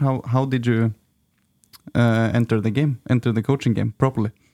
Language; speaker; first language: English; non-native, fluent; Norwegian